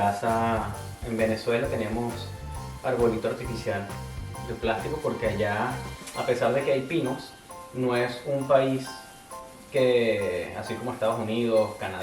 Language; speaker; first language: Spanish; native; Spanish